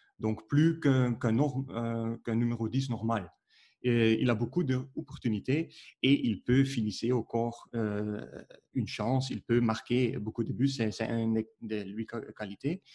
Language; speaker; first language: French; non-native, learner; Dutch